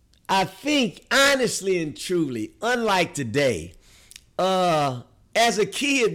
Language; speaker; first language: English; native; English